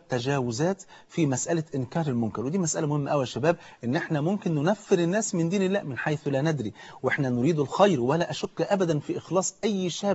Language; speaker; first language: Arabic; native; Arabic